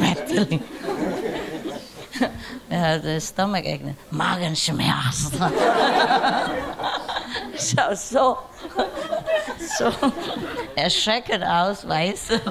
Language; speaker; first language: German; non-native, learner; Vietnamese